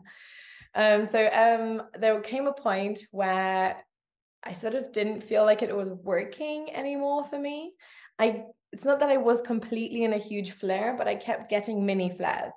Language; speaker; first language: English; native; English